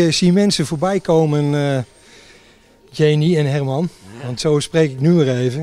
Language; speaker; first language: Dutch; native; Dutch